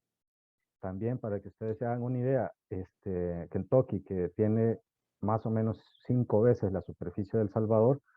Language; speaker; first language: Spanish; native; Spanish